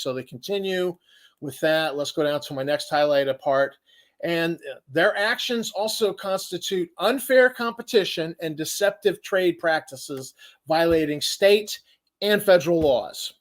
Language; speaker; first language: English; native; English